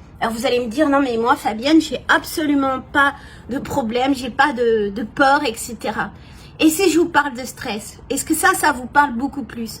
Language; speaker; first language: French; native; French